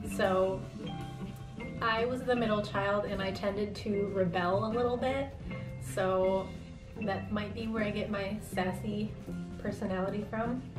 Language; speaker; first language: English; native; English